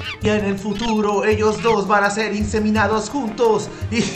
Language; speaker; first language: Spanish; native; Spanish